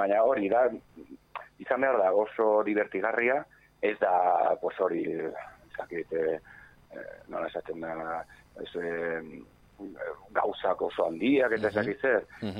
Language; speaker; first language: Basque; non-native, local second language; Spanish